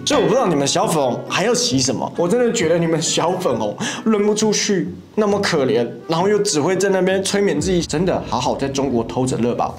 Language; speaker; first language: Chinese; native; Chinese